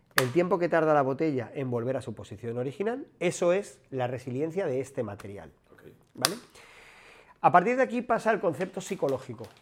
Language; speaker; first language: Spanish; native; Spanish